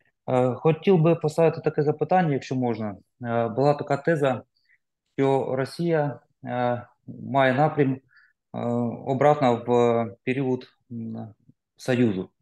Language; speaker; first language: Ukrainian; non-native, local second language; Russian